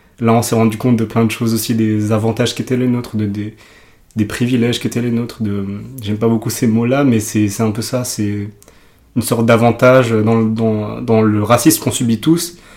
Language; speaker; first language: French; early bilingual, other home language; Urdu